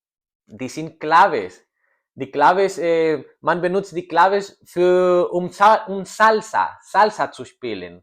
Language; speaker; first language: German; non-native, learner; Spanish